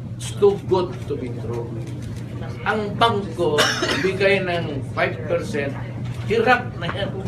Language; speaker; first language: Filipino; non-native, local second language; Cebuano